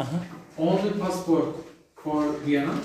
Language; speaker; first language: English; non-native, learner; Turkish